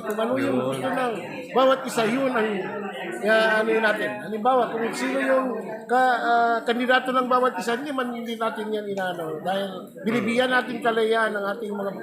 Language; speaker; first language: Filipino; non-native, local second language; Maguindanaon